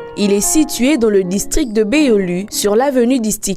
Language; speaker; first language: French; native; French